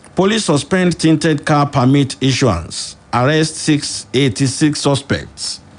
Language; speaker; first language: English; non-native, local second language; Yoruba